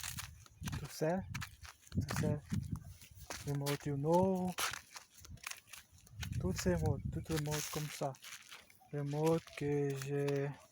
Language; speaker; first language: French; non-native, learner; Portuguese